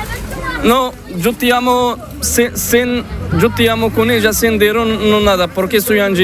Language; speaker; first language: Spanish; non-native, learner; Arabic